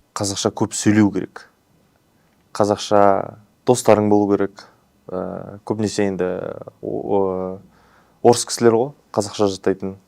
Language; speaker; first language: Kazakh; non-native, local second language; Uyghur